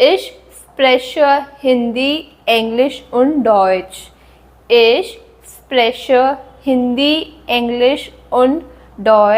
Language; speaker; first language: German; non-native, fluent; Hindi